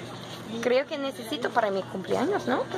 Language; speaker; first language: Spanish; non-native, learner; English